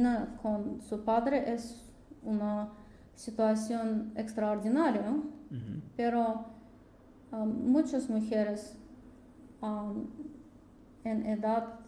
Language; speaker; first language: Spanish; non-native, learner; Russian